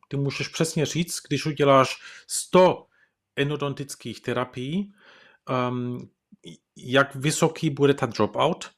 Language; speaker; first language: Czech; early bilingual, heritage; Czech